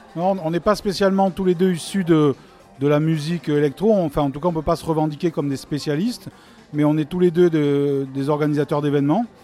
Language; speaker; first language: French; native; French